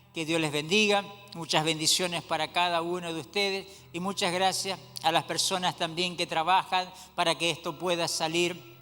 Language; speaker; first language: Spanish; native; Spanish